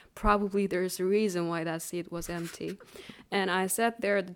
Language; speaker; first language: English; non-native, fluent; Chinese